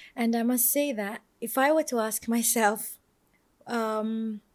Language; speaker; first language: English; non-native, local second language; Malay